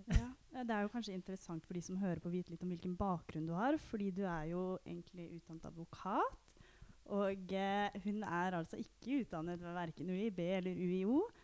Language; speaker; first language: Norwegian; native; Norwegian